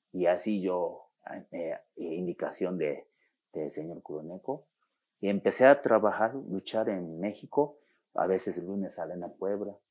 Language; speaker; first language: Spanish; non-native, fluent; Japanese